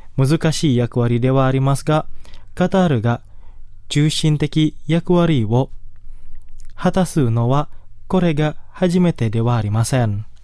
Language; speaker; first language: Japanese; non-native, fluent; Indonesian